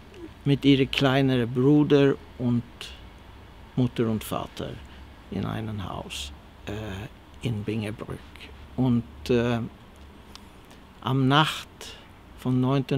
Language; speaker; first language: German; early bilingual, heritage; Swedish